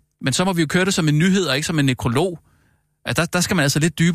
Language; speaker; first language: Danish; native; Danish